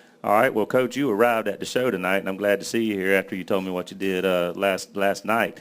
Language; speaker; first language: English; native; English